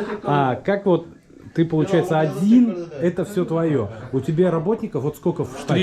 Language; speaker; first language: Russian; native; Russian